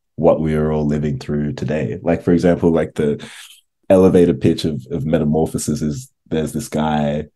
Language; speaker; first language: English; native; English